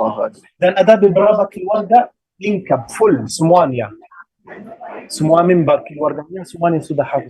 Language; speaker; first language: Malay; non-native, learner; Arabic